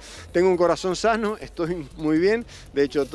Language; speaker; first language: Spanish; native; Spanish